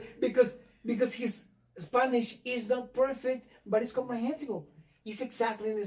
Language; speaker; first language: English; non-native, fluent; Spanish